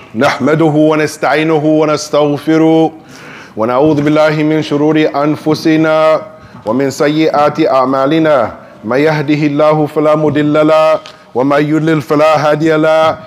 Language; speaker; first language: Arabic; non-native, learner; English